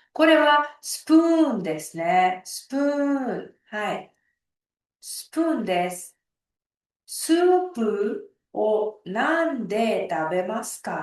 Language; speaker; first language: Japanese; non-native, fluent; Uzbek